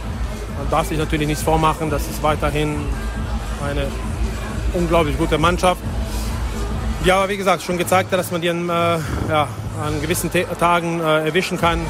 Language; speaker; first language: German; native; German